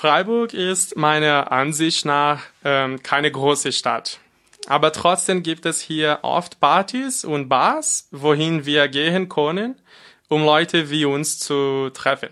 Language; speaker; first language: German; non-native, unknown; Portuguese